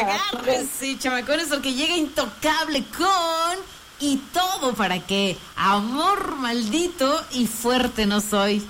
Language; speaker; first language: Spanish; native; Spanish